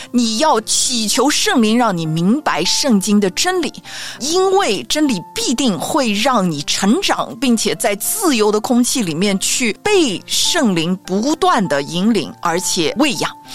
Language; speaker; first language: Chinese; native; Chinese